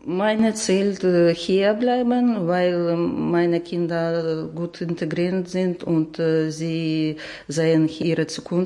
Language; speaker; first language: German; non-native, learner; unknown